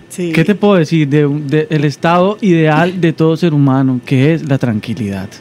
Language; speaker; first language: Spanish; native; Spanish